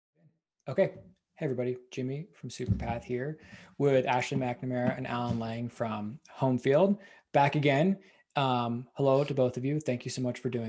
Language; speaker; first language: English; native; English